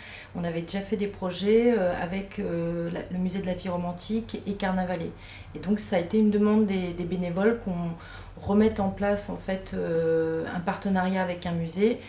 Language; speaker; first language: French; native; French